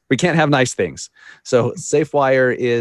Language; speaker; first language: English; native; English